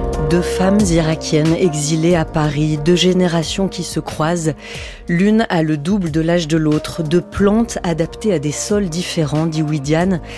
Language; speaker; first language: French; native; French